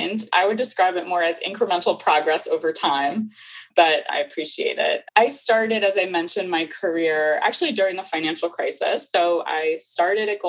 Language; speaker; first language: English; native; English